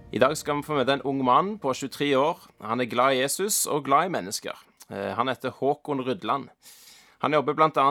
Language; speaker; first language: Norwegian; native; Norwegian